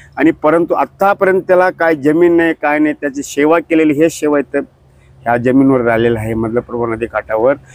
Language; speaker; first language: Marathi; non-native, local second language; Kannada